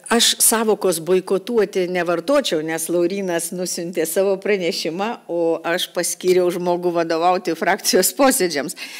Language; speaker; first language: Lithuanian; native; Lithuanian